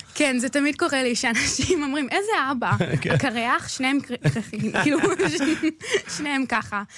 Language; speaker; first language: Hebrew; early bilingual, other home language; English